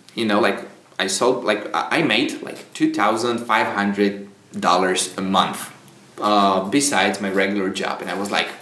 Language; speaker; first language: English; non-native, fluent; Czech